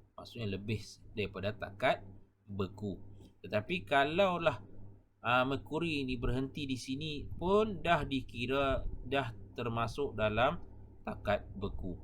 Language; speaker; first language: Malay; native; Malay